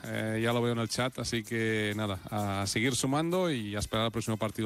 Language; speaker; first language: Spanish; native; Spanish